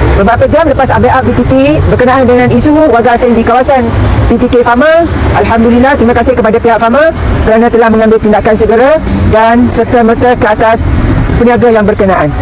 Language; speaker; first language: Malay; native; Malay